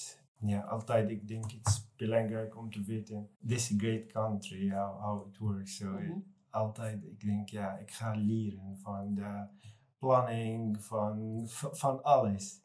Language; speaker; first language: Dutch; non-native, learner; Arabic